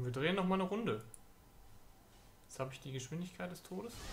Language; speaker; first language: German; native; German